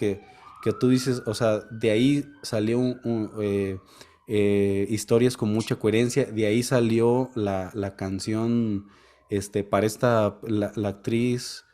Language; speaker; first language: Spanish; native; Spanish